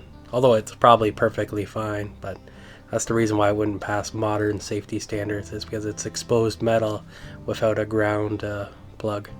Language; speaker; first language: English; native; English